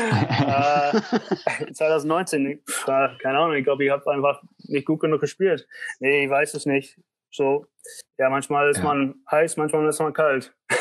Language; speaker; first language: German; early bilingual, heritage; German